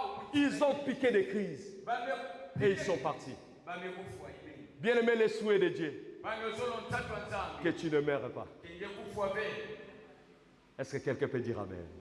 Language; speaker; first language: French; non-native, local second language; Lingala